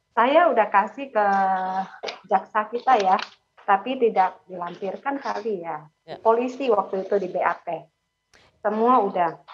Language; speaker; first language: Indonesian; native; Indonesian